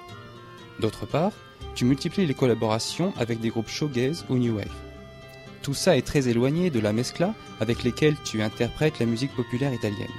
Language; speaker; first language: French; native; French